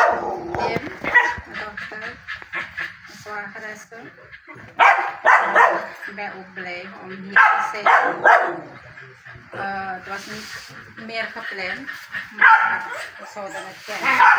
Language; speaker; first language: Dutch; non-native, local second language; Javanese